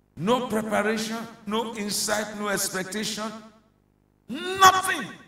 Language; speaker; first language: English; non-native, local second language; Yoruba